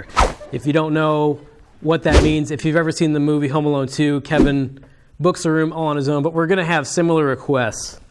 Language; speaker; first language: English; native; English